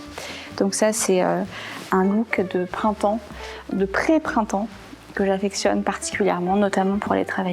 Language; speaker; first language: French; native; French